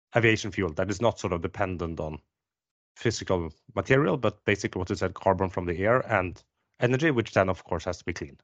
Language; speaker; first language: English; non-native, fluent; Norwegian